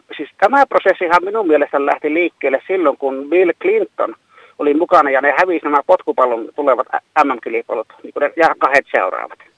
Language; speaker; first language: Finnish; native; Finnish